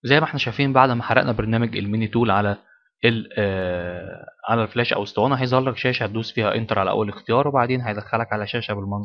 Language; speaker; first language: Arabic; native; Arabic